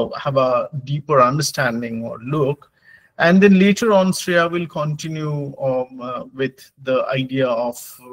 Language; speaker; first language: English; non-native, local second language; Bangla